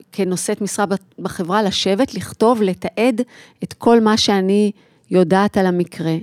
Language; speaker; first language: Hebrew; native; Hebrew